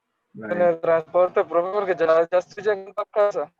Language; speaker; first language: Spanish; native; Spanish